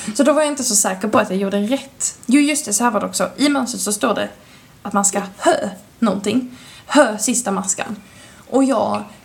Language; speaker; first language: Swedish; native; Swedish